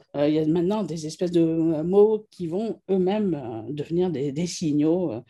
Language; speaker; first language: French; native; French